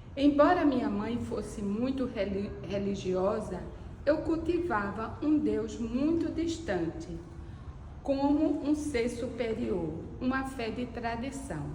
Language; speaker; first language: Portuguese; native; Portuguese